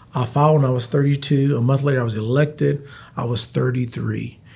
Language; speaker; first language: English; native; English